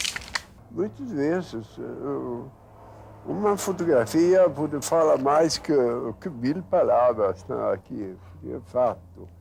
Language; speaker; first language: Portuguese; non-native, learner; Swedish